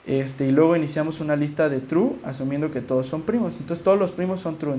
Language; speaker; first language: Spanish; native; Spanish